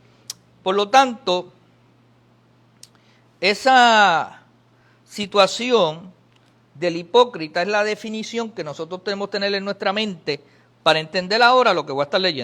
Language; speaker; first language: Spanish; native; Spanish